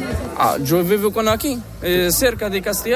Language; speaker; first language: Spanish; non-native, learner; Arabic